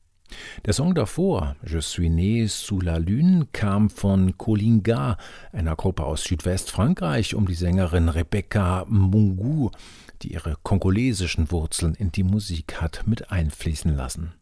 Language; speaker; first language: German; native; German